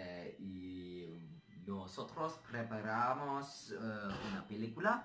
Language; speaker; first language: Spanish; non-native, learner; German